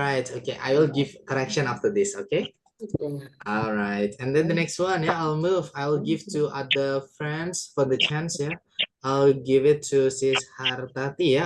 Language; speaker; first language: English; non-native, fluent; Indonesian